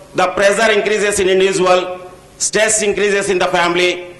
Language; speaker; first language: English; non-native, local second language; Telugu